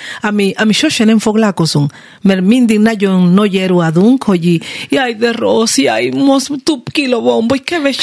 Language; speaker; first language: Hungarian; non-native, learner; Spanish